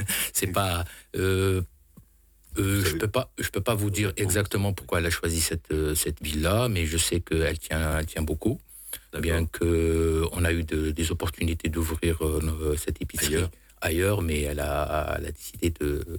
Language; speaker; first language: French; non-native, local second language; Arabic